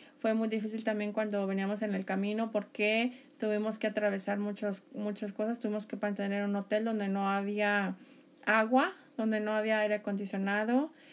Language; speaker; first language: Spanish; native; Spanish